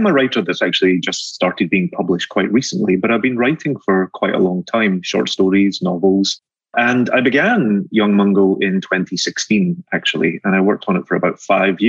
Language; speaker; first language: English; native; English